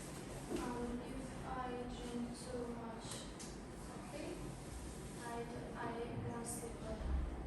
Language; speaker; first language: English; non-native, learner; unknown